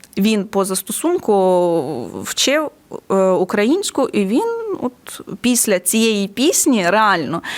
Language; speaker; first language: Ukrainian; non-native, local second language; Russian